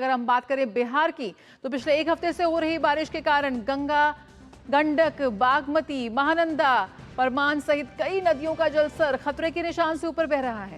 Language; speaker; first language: Hindi; native; Hindi